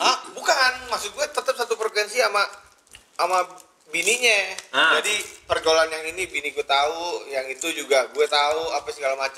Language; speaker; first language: Indonesian; native; Indonesian